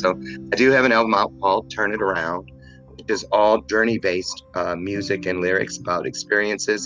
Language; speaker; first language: English; native; English